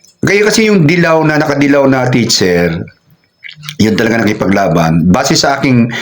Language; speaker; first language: Filipino; non-native, local second language; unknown